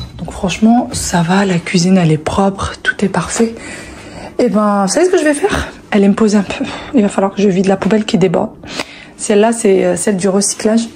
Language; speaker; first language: French; early bilingual, other home language; Arabic